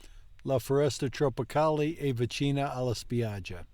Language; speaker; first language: Italian; non-native, learner; English